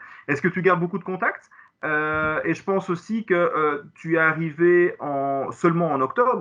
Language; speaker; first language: French; native; French